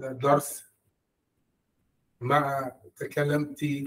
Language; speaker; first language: Arabic; non-native, learner; English